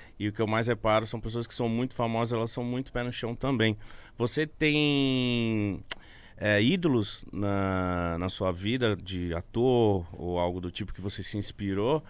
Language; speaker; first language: Portuguese; native; Portuguese